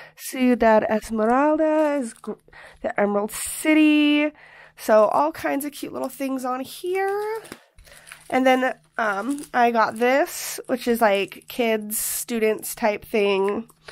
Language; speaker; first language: English; native; English